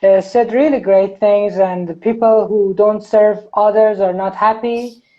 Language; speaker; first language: English; non-native, fluent; Persian